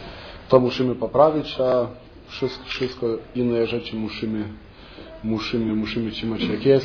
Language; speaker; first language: Polish; non-native, fluent; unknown